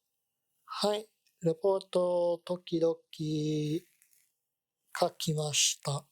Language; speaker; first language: Japanese; non-native, learner; English